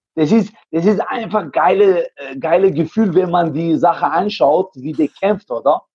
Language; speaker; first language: German; native; German